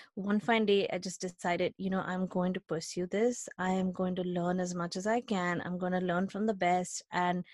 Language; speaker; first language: English; non-native, local second language; Hindi